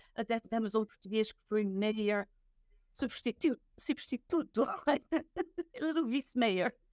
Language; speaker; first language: Portuguese; native; Portuguese